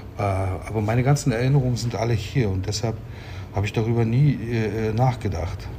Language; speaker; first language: German; early bilingual, other home language; Turkish